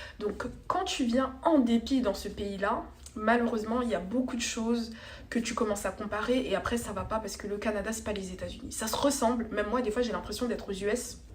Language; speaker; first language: French; native; French